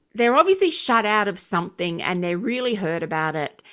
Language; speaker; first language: English; native; English